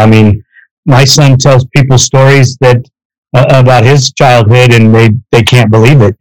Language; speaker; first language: English; native; English